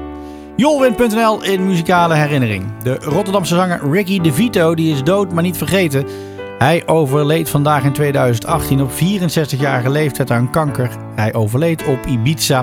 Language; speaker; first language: Dutch; native; Dutch